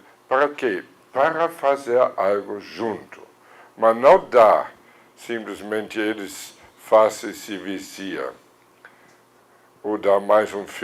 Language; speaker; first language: Portuguese; non-native, fluent; German